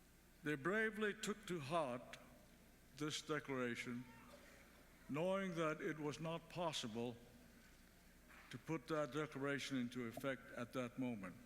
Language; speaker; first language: English; early bilingual, other home language; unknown